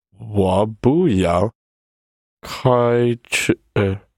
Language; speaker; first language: Chinese; non-native, learner; English